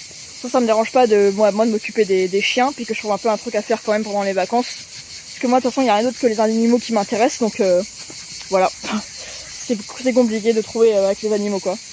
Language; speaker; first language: French; native; French